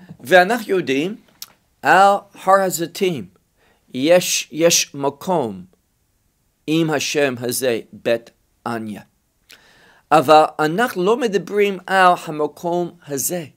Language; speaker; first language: Hebrew; non-native, fluent; English